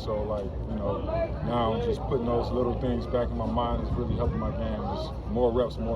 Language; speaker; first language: English; native; English